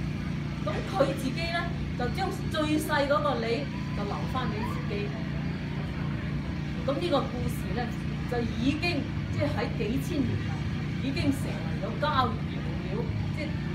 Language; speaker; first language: Cantonese; native; Cantonese